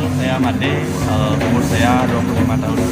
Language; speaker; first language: Indonesian; non-native, local second language; Balinese